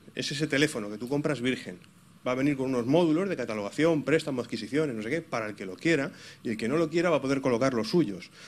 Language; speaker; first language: Spanish; native; Spanish